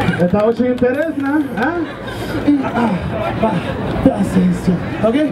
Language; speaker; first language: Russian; non-native, learner; Spanish